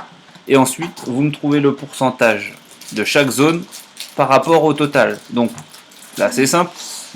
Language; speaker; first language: French; native; French